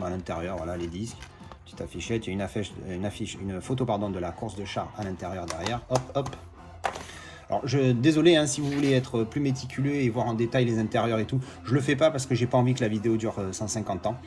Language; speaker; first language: French; native; French